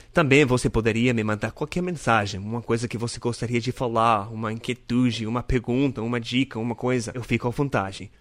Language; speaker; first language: Portuguese; non-native, fluent; English